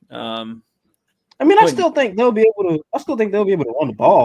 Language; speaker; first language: English; native; English